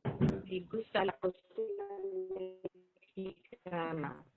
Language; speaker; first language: Spanish; non-native, learner; English